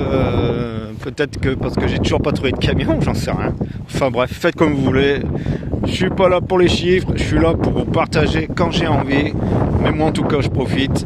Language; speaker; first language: French; native; French